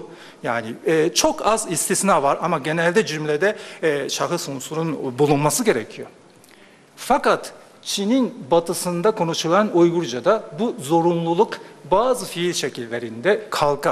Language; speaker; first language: Turkish; non-native, fluent; Japanese